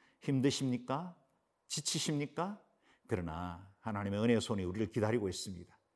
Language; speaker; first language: Korean; native; Korean